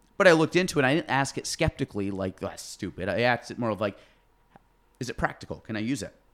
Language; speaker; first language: English; native; English